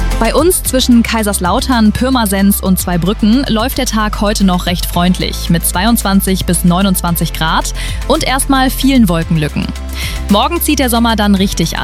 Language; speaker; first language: German; native; German